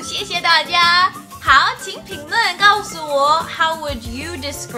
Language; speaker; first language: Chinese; non-native, fluent; English